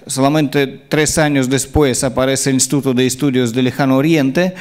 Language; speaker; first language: Spanish; non-native, fluent; Russian